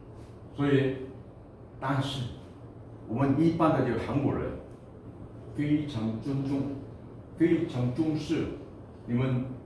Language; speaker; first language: Chinese; non-native, fluent; Korean